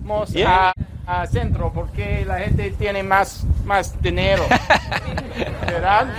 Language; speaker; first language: Spanish; non-native, learner; English